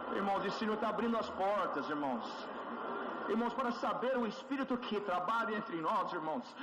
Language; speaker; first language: Portuguese; non-native, fluent; English